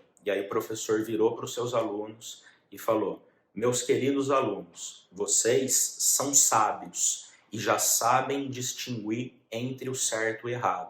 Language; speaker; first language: Portuguese; native; Portuguese